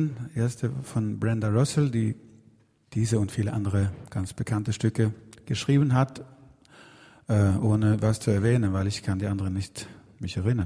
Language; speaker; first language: German; non-native, learner; Swedish